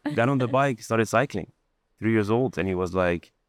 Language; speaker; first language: English; non-native, fluent; Arabic